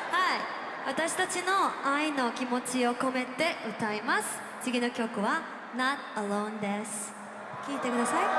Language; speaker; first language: Japanese; non-native, fluent; Korean